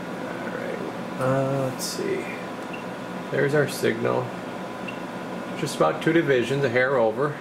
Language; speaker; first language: English; native; English